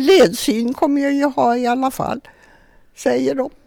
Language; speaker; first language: Swedish; native; Swedish